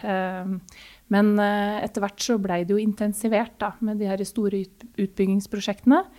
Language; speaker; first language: Norwegian; native; Norwegian